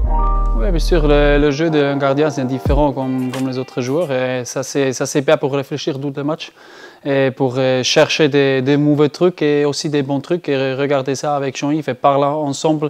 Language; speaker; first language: French; non-native, learner; German